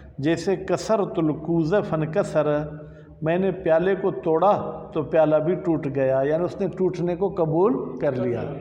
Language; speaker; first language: Urdu; non-native, local second language; Sindhi